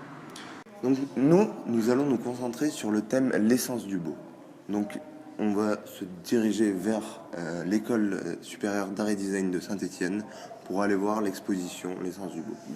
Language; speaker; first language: French; native; French